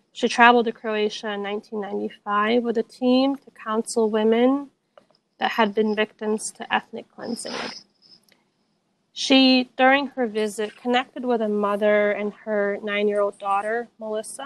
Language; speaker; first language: English; native; English